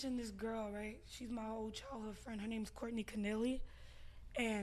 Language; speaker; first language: English; native; English